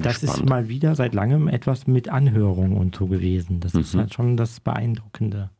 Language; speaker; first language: German; native; German